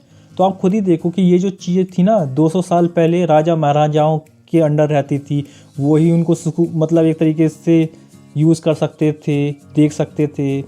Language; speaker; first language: Hindi; native; Hindi